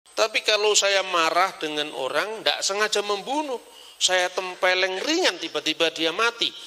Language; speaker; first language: Indonesian; non-native, local second language; Javanese